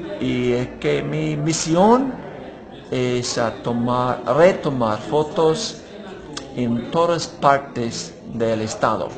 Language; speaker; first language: Spanish; non-native, fluent; English